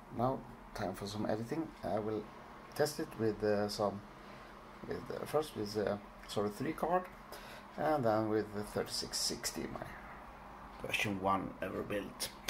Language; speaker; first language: English; non-native, fluent; Swedish